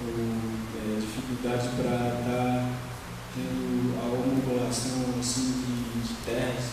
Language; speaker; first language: Portuguese; non-native, local second language; Guarani